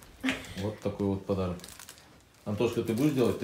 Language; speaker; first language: Russian; native; Russian